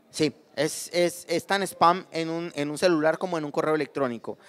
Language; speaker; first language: Spanish; native; Spanish